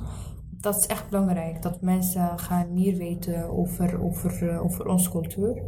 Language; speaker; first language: Dutch; early bilingual, other home language; Arabic